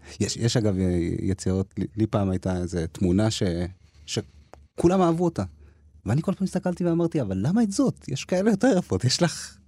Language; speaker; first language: Hebrew; early bilingual, other home language; Amharic